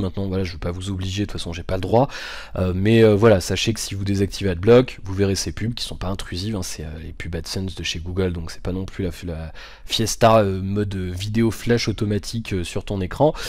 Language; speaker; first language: French; native; French